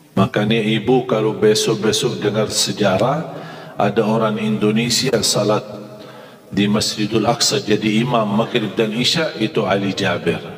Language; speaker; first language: Malay; non-native, fluent; Arabic